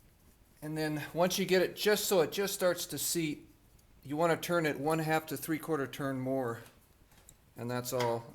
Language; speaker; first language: English; native; English